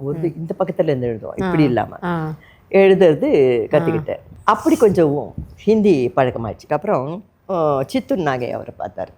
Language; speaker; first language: Tamil; non-native, local second language; Telugu